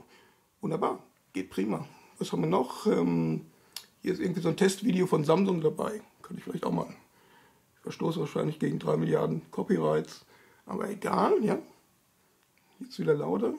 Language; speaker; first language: German; native; German